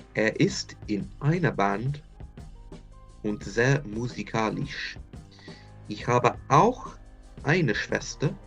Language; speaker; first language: German; non-native, fluent; English